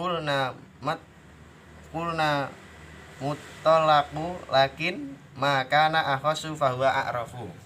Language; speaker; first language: Arabic; non-native, learner; Indonesian